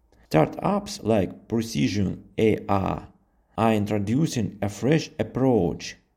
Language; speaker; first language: English; non-native, fluent; Russian